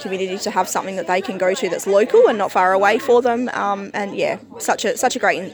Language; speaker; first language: English; native; English